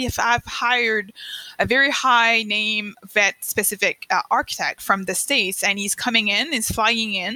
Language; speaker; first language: English; non-native, fluent; French